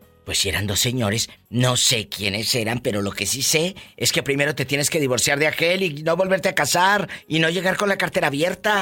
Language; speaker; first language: Spanish; native; Spanish